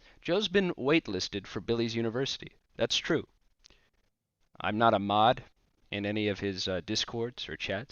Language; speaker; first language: English; native; English